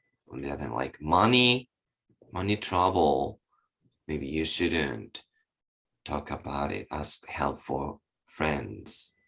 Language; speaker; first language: English; non-native, learner; Japanese